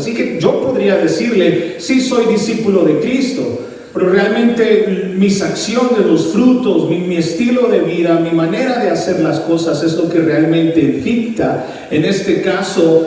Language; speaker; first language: Spanish; early bilingual, heritage; Spanish